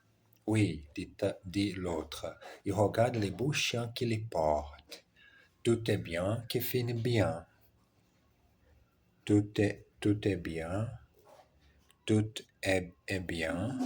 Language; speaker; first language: French; non-native, learner; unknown